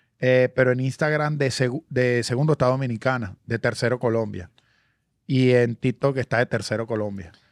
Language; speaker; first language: Spanish; native; Spanish